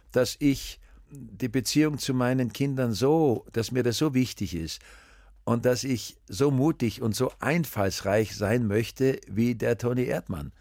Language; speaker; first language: German; native; German